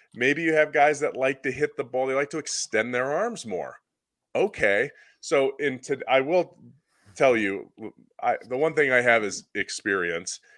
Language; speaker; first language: English; native; English